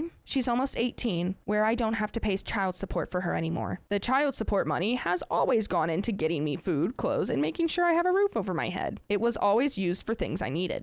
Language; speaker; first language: English; native; English